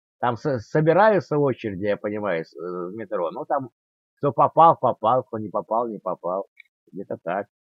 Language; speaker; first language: Russian; native; Russian